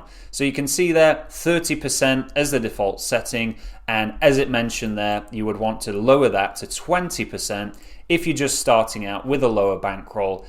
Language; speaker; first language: English; native; English